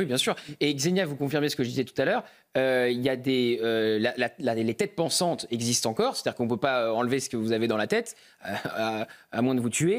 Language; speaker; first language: French; native; French